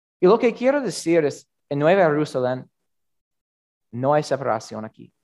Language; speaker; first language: Spanish; non-native, learner; English